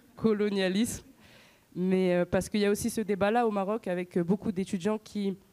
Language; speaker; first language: French; native; French